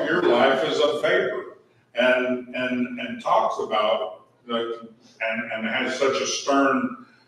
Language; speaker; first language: English; native; English